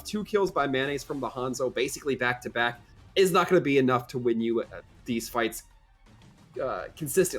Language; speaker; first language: English; native; English